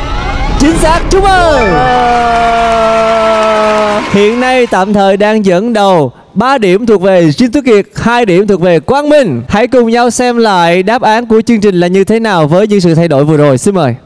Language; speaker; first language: Vietnamese; native; Vietnamese